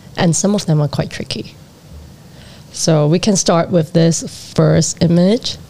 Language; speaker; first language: English; non-native, local second language; Cantonese